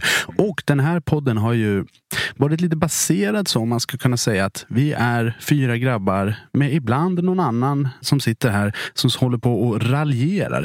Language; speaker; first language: Swedish; native; Swedish